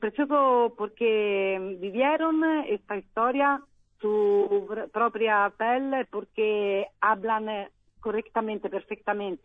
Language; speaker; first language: Spanish; non-native, learner; Italian